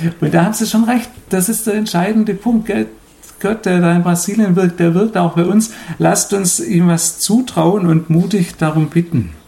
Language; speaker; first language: German; native; German